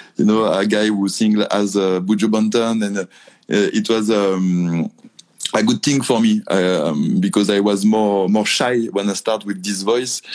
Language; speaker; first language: English; non-native, learner; French